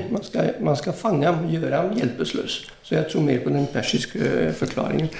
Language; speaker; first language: Norwegian; non-native, fluent; French